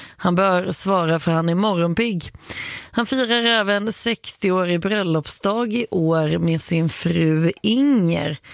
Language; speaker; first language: Swedish; native; Swedish